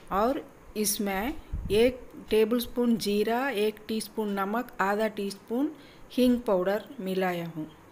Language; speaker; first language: Hindi; non-native, local second language; Tamil